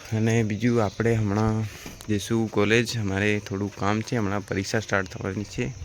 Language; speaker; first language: Gujarati; non-native, local second language; Bhili